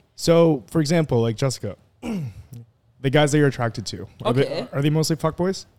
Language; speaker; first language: English; non-native, local second language; Filipino